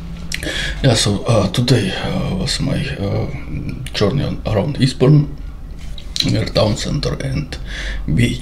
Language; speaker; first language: English; non-native, learner; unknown